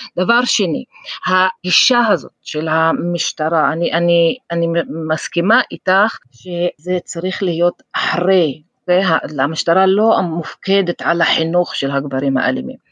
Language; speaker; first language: Hebrew; non-native, local second language; Arabic